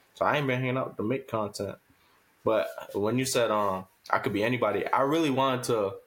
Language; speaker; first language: English; native; English